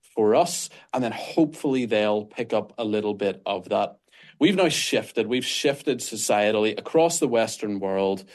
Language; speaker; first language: English; native; English